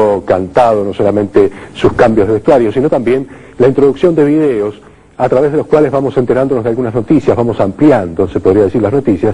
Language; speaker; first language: Spanish; native; Spanish